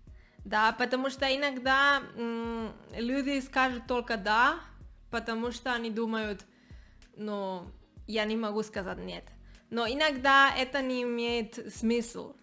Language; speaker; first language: Russian; non-native, learner; Spanish